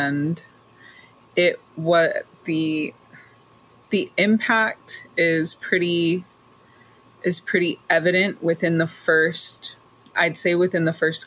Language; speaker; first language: English; native; English